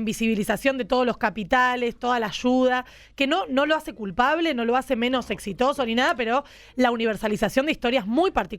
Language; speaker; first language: Spanish; native; Spanish